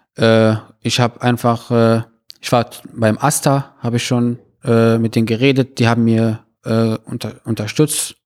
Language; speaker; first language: German; non-native, fluent; Arabic